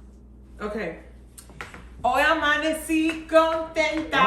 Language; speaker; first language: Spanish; early bilingual, heritage; English